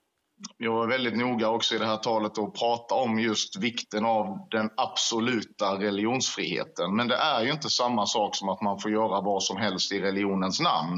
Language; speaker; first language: Swedish; native; Swedish